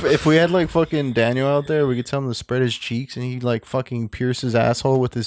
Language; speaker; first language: English; native; English